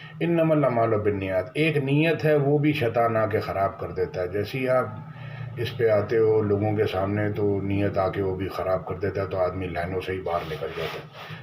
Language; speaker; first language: Urdu; native; Urdu